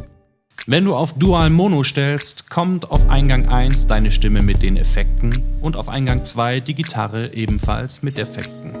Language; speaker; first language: German; native; German